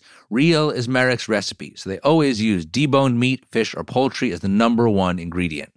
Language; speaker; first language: English; native; English